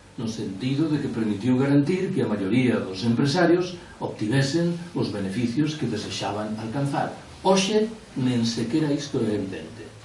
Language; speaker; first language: Galician; non-native, local second language; Spanish